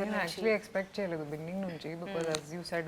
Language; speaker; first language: Telugu; non-native, fluent; Hindi